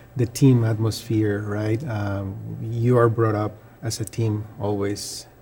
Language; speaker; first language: English; non-native, fluent; Spanish